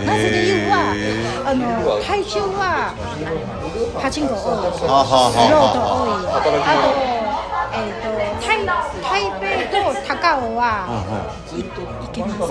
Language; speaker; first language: Japanese; non-native, fluent; Chinese